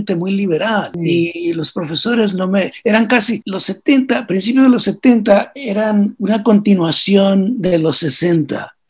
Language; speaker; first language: Spanish; early bilingual, heritage; Spanish